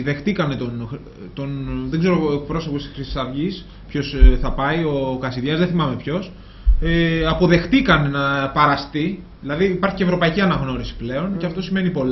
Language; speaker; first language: Greek; native; Greek